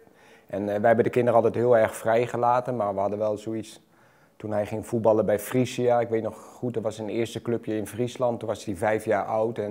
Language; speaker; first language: Dutch; native; Dutch